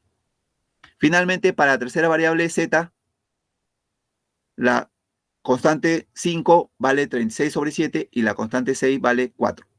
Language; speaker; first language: Spanish; native; Spanish